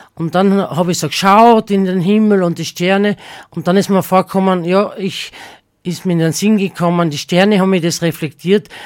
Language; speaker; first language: German; native; German